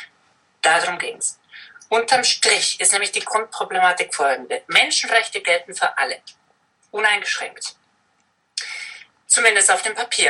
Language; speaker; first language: German; native; German